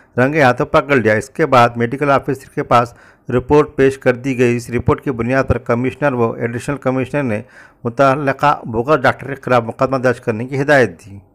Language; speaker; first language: Urdu; native; Urdu